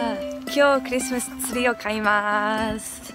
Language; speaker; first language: Japanese; non-native, learner; English